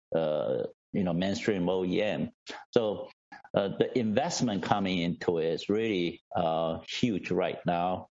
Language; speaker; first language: English; non-native, fluent; Chinese